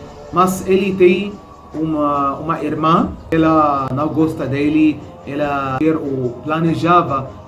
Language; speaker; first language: Portuguese; non-native, fluent; Arabic